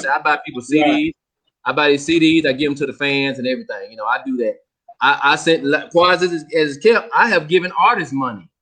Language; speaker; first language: English; native; English